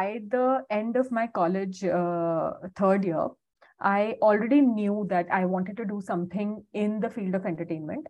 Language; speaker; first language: English; non-native, local second language; Hindi